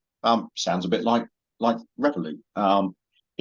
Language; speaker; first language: English; native; English